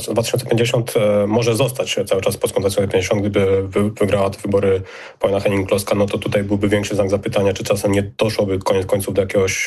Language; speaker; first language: Polish; native; Polish